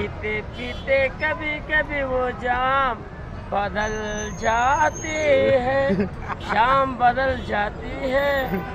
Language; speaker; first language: Hindi; non-native, learner; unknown